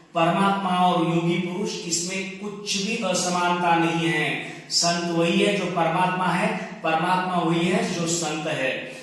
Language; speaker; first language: Hindi; non-native, local second language; Marathi